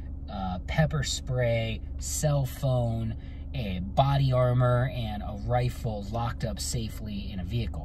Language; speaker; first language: English; native; English